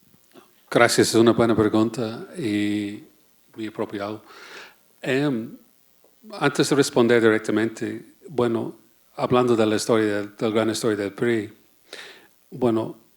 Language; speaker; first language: Spanish; non-native, fluent; English